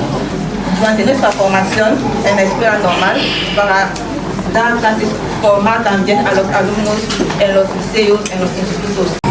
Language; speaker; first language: Spanish; non-native, fluent; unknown